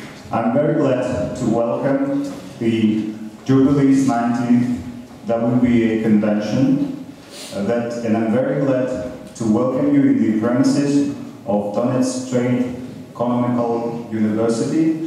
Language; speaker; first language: English; non-native, fluent; Russian